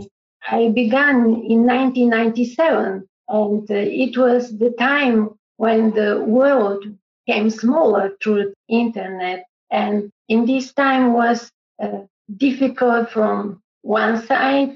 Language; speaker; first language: English; non-native, fluent; Bulgarian